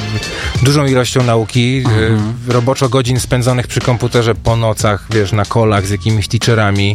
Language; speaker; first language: Polish; native; Polish